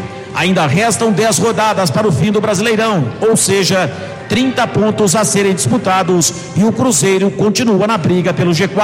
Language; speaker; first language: Portuguese; native; Portuguese